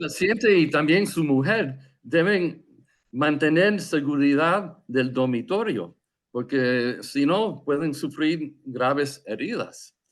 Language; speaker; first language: Spanish; non-native, fluent; English